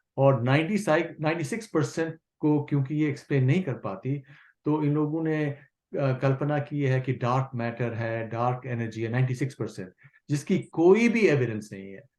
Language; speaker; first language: Hindi; non-native, local second language; Kashmiri